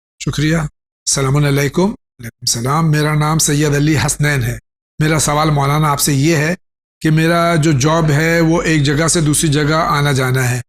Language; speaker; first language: Urdu; native; Urdu